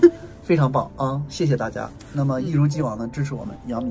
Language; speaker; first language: Chinese; native; Chinese